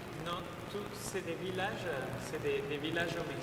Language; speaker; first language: French; non-native, fluent; Spanish